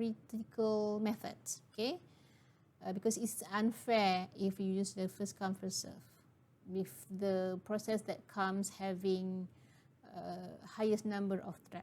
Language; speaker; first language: English; non-native, local second language; Malay